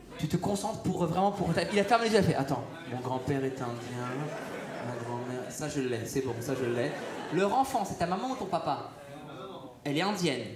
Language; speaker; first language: French; early bilingual, other home language; Persian